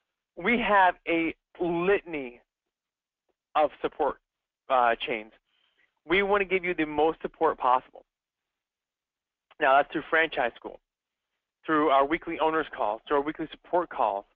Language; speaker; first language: English; native; English